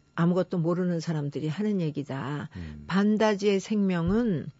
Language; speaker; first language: Korean; native; Korean